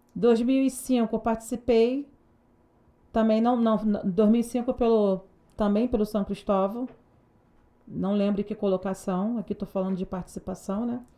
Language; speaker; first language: Portuguese; native; Portuguese